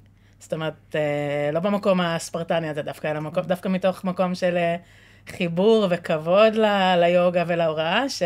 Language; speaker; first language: Hebrew; native; Hebrew